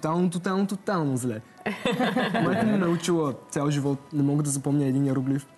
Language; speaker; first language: Bulgarian; early bilingual, other home language; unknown